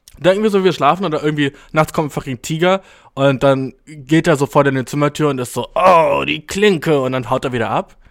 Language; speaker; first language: German; early bilingual, other home language; Albanian